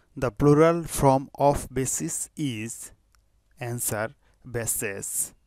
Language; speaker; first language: English; non-native, local second language; Bangla